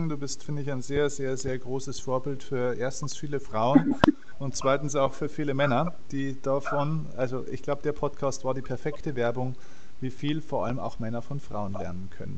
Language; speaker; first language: German; native; German